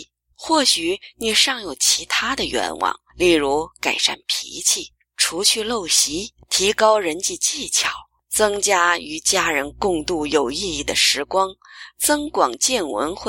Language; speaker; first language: Chinese; native; Chinese